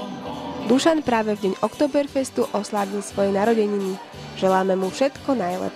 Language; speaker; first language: Slovak; native; Slovak